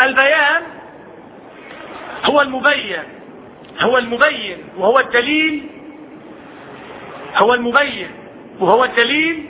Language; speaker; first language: Arabic; native; Arabic